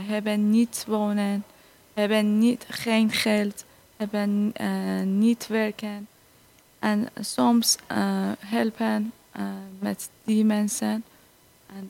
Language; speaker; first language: Dutch; non-native, learner; Persian